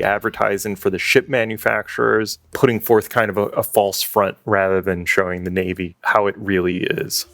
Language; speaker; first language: English; native; English